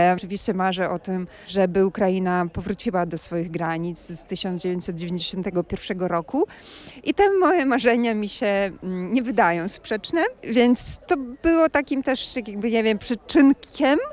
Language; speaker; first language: Polish; non-native, fluent; Ukrainian